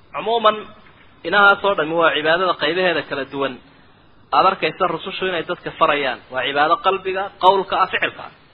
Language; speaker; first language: Somali; native; Somali